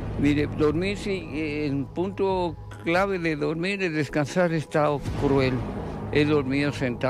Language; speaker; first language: Spanish; native; Spanish